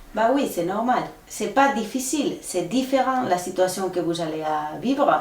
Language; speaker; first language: French; non-native, fluent; Spanish